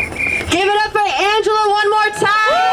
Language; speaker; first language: English; native; English